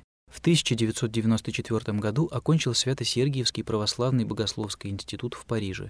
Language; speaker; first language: Russian; native; Russian